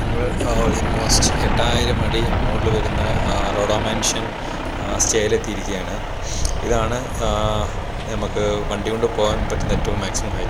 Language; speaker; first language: Malayalam; native; Malayalam